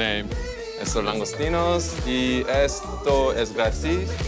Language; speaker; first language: Spanish; non-native, learner; Korean